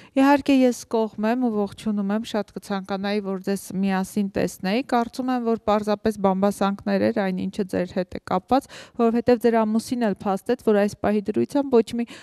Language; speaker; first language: Armenian; native; Armenian